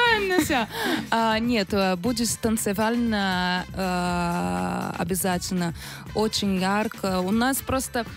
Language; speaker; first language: Russian; non-native, learner; Portuguese